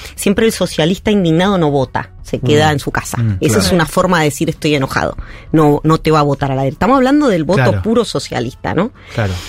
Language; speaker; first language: Spanish; native; Spanish